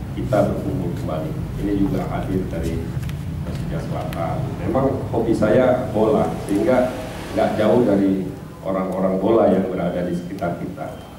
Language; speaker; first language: Indonesian; non-native, local second language; Madurese